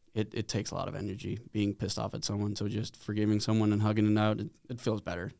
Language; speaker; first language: English; non-native, fluent; Swedish